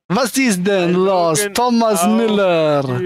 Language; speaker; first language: German; native; German